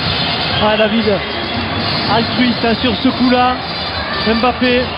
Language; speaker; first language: French; native; French